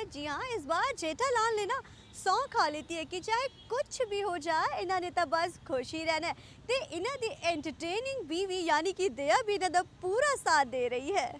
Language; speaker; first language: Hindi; non-native, local second language; Punjabi